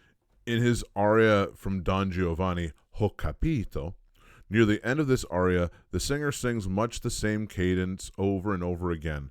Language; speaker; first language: English; native; English